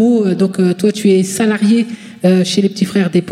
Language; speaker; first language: French; native; French